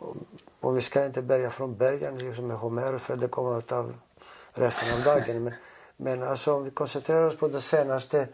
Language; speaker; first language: Swedish; non-native, fluent; Greek